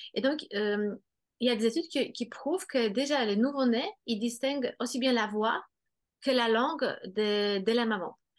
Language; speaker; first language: French; non-native, fluent; Polish